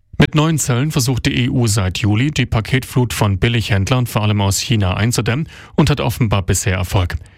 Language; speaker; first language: German; native; German